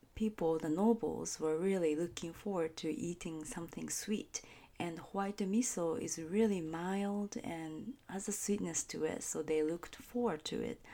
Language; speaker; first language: English; non-native, fluent; Japanese